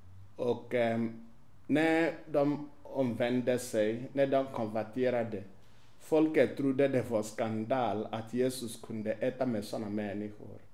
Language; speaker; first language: Swedish; non-native, fluent; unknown